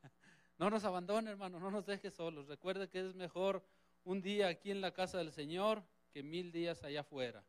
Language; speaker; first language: Spanish; native; Spanish